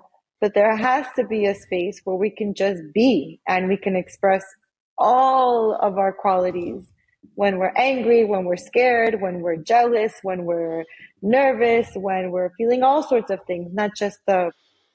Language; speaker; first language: English; early bilingual, other home language; Spanish